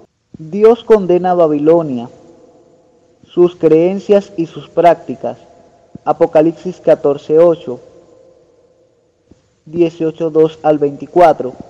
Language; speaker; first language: Spanish; native; Spanish